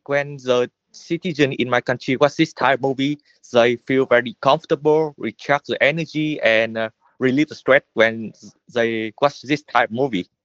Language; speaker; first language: English; non-native, learner; Vietnamese